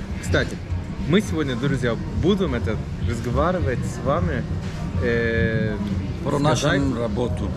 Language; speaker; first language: Russian; non-native, learner; Turkish